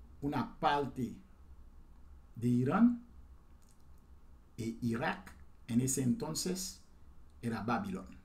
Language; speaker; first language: Spanish; non-native, fluent; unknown